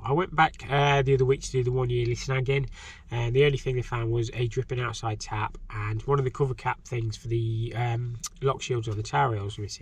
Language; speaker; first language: English; native; English